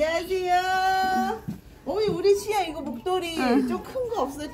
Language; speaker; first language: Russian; early bilingual, heritage; Russian